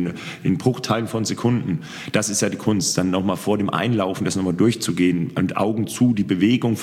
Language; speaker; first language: German; native; German